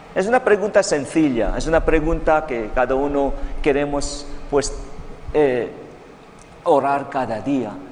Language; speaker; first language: Spanish; non-native, fluent; Filipino